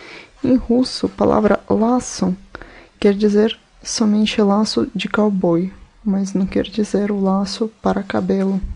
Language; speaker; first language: Portuguese; non-native, fluent; Russian